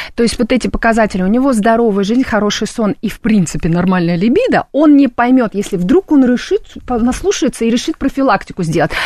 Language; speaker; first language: Russian; native; Russian